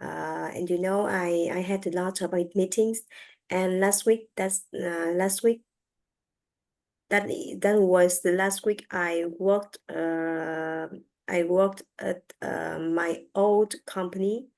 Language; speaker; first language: English; non-native, learner; French